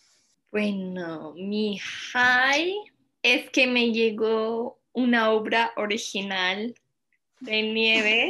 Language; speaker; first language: Spanish; early bilingual, heritage; Spanish